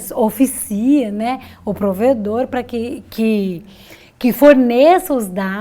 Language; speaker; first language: Portuguese; native; Portuguese